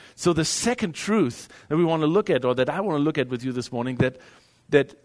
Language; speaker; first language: English; non-native, fluent; German